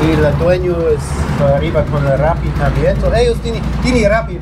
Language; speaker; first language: Spanish; non-native, learner; English